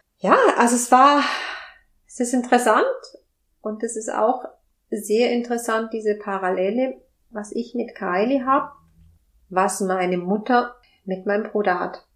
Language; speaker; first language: German; non-native, fluent; Spanish